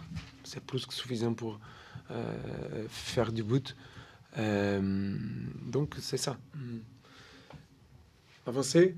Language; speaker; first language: French; non-native, learner; Portuguese